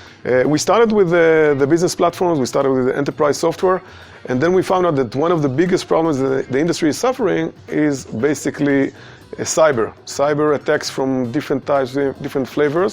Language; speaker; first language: English; non-native, fluent; Hebrew